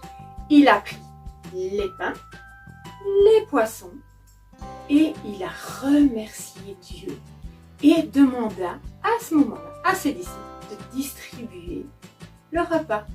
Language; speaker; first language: French; native; French